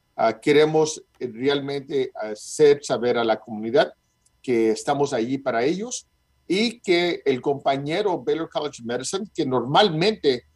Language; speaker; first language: Spanish; early bilingual, heritage; Spanish